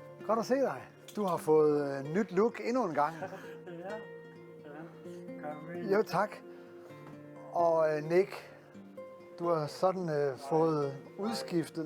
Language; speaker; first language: Danish; native; Danish